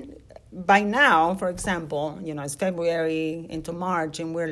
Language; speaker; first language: English; non-native, fluent; Spanish